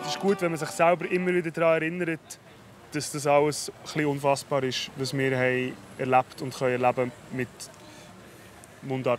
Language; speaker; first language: German; native; German